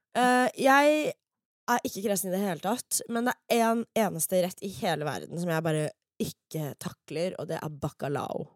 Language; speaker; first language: Norwegian; early bilingual, other home language; English